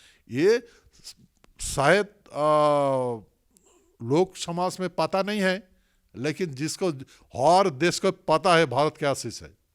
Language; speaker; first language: Hindi; non-native, local second language; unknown